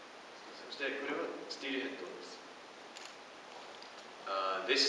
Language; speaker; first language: Japanese; non-native, fluent; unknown